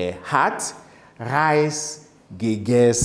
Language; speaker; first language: German; non-native, fluent; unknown